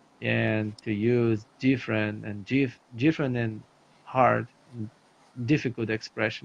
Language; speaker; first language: English; non-native, fluent; Portuguese